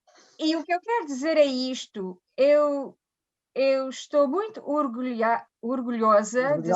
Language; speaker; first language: Portuguese; early bilingual, heritage; Portuguese